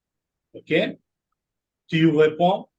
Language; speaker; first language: French; non-native, fluent; Urdu